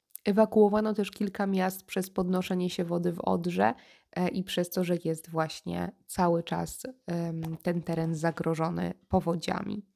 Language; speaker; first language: Polish; native; Polish